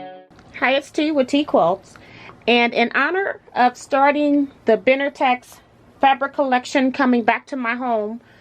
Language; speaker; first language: English; native; English